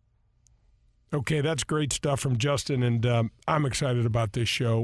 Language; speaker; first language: English; native; English